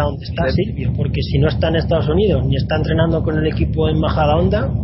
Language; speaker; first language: Spanish; native; Spanish